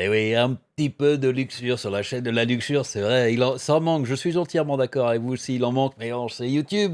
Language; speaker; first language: French; native; French